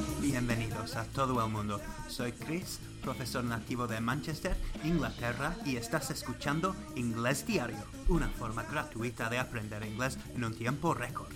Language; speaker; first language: Spanish; non-native, fluent; English